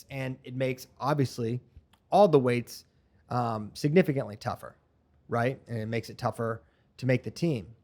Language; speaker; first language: English; native; English